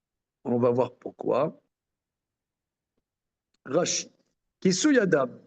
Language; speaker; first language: French; native; French